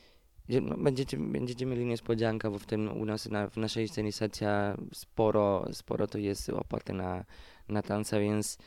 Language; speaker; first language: Polish; non-native, fluent; Spanish